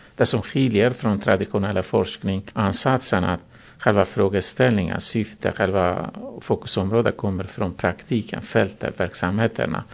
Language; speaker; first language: Swedish; non-native, fluent; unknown